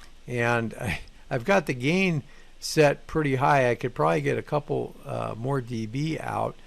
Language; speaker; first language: English; native; English